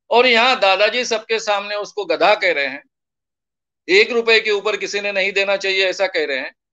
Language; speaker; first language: Hindi; non-native, local second language; Marathi